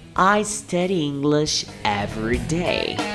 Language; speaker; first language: English; non-native, fluent; Portuguese